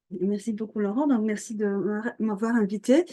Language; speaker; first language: French; non-native, fluent; Polish